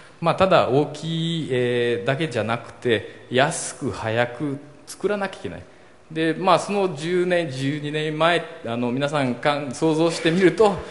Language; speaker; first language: Japanese; early bilingual, heritage; Portuguese